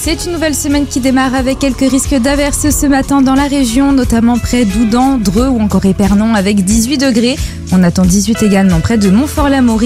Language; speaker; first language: French; native; French